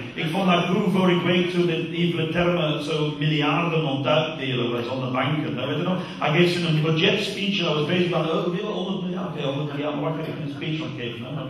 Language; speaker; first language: Dutch; non-native, fluent; English